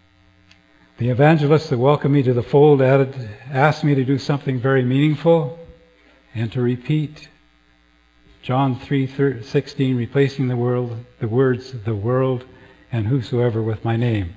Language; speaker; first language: English; native; English